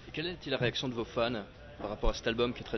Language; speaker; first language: French; native; French